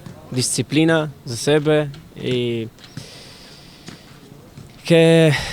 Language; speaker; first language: Macedonian; non-native, fluent; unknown